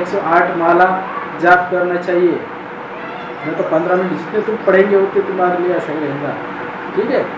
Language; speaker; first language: Hindi; non-native, local second language; Marathi